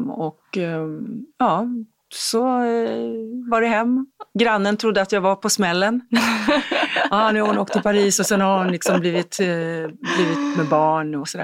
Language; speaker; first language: Swedish; native; Swedish